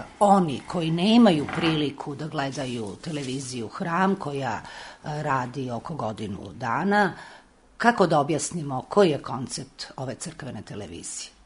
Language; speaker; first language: Serbian; native; Serbian